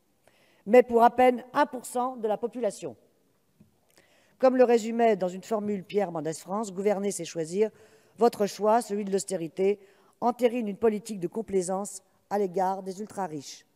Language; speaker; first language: French; native; French